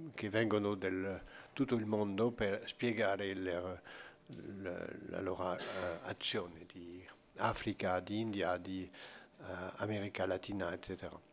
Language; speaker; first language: Italian; non-native, fluent; French